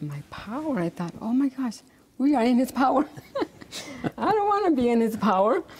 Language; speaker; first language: English; native; English